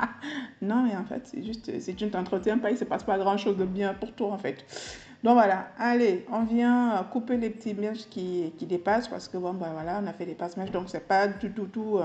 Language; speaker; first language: French; native; French